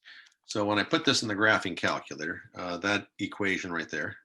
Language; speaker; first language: English; native; English